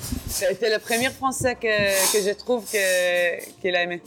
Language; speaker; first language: French; non-native, learner; Hebrew